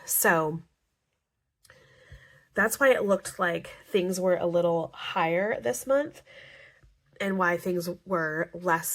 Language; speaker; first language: English; native; English